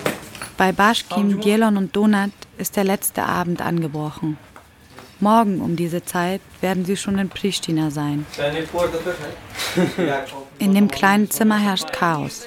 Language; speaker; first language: German; native; German